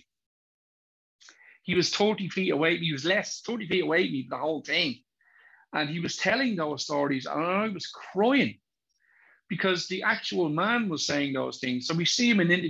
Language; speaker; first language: English; native; English